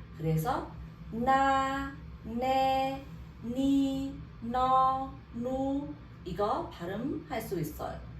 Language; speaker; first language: Korean; non-native, learner; Vietnamese